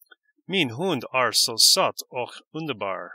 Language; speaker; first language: Swedish; non-native, learner; English